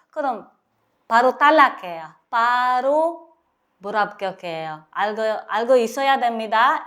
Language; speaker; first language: Korean; non-native, learner; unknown